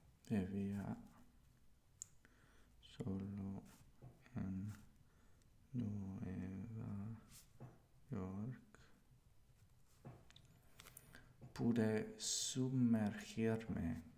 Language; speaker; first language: Spanish; non-native, learner; English